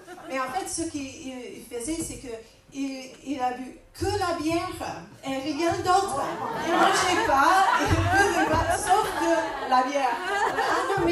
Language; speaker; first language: French; non-native, fluent; English